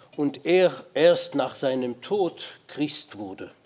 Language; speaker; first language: German; non-native, learner; Hebrew